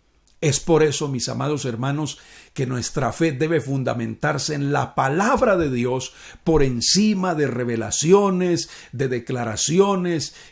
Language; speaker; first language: Spanish; native; Spanish